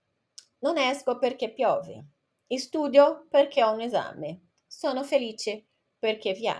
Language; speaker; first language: Italian; non-native, fluent; Portuguese